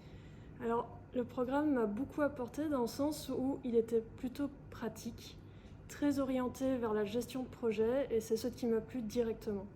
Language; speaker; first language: French; native; French